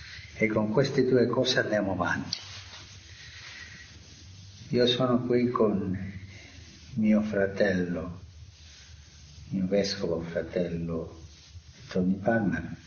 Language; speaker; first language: Italian; non-native, fluent; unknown